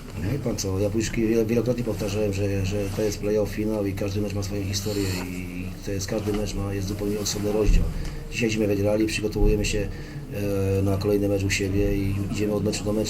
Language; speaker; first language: Polish; native; Polish